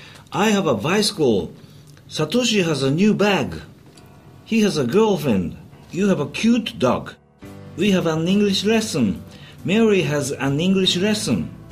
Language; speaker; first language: English; non-native, learner; Japanese